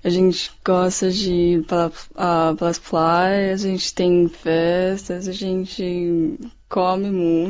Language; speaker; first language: Portuguese; non-native, fluent; Chinese